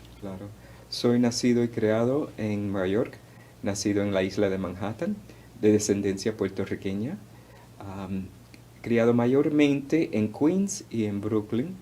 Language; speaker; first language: Spanish; early bilingual, heritage; Spanish